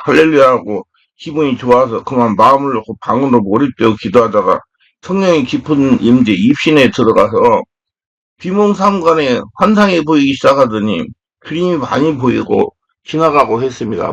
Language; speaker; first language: Korean; native; Korean